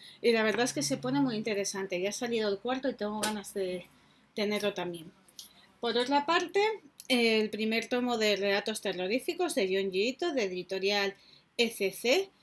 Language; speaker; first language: Spanish; native; Spanish